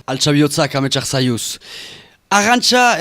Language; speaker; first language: Basque; native; Basque